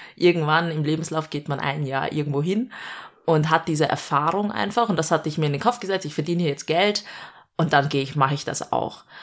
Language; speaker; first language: German; early bilingual, other home language; Malayalam